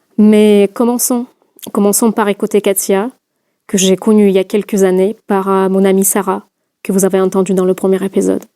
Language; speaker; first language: French; non-native, fluent; Russian